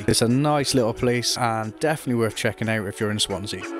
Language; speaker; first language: English; native; English